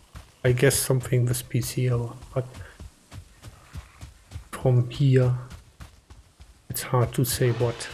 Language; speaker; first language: English; non-native, learner; German